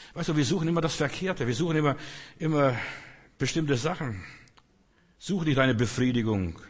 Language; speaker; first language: German; non-native, fluent; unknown